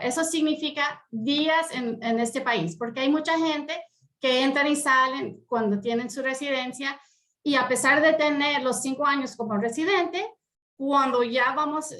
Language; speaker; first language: Spanish; early bilingual, heritage; Spanish